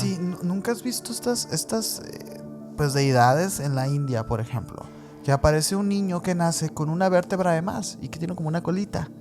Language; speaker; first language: Spanish; native; Spanish